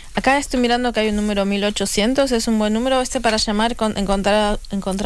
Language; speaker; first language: Spanish; native; Spanish